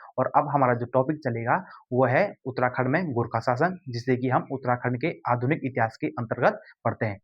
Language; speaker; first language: Hindi; native; Hindi